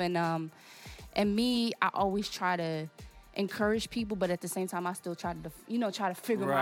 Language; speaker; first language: English; non-native, fluent; Portuguese